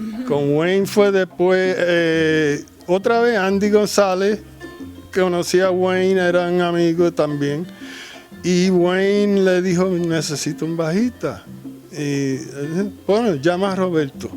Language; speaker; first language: Spanish; early bilingual, heritage; Spanish